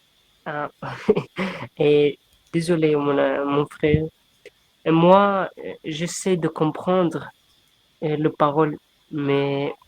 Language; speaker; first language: French; non-native, learner; Arabic